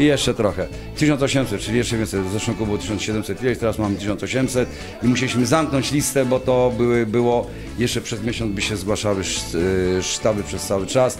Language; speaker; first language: Polish; native; Polish